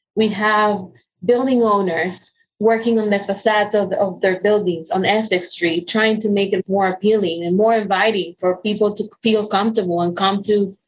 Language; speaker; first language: English; non-native, fluent; Spanish